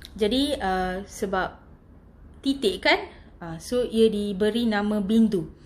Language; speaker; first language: Malay; non-native, local second language; Tamil